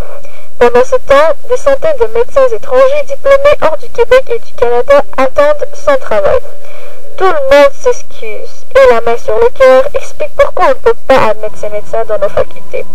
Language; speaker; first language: French; native; French